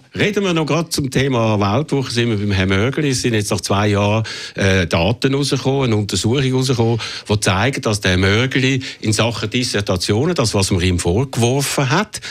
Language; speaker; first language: German; native; German